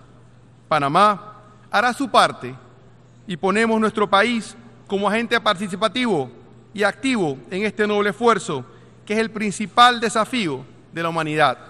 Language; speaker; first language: Spanish; native; Spanish